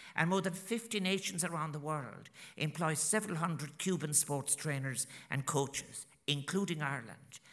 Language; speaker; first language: English; native; English